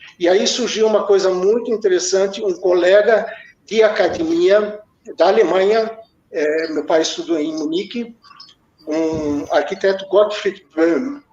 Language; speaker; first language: Portuguese; early bilingual, other home language; German